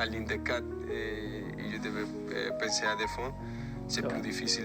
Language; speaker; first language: French; non-native, fluent; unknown